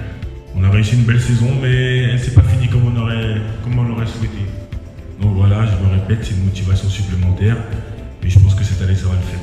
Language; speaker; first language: French; native; French